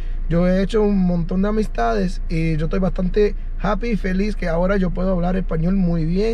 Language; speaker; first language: Spanish; early bilingual, heritage; English